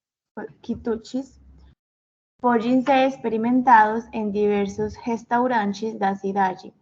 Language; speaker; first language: Portuguese; non-native, learner; Spanish